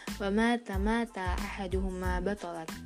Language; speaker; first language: Arabic; non-native, fluent; Indonesian